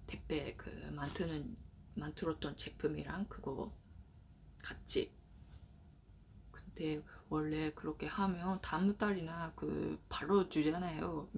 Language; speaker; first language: Korean; non-native, learner; Japanese